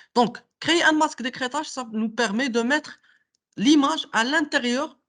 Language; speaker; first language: French; non-native, local second language; Arabic